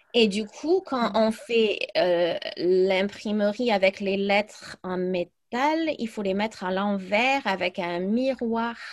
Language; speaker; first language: French; early bilingual, other home language; English